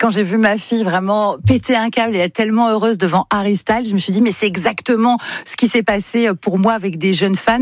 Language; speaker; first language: French; native; French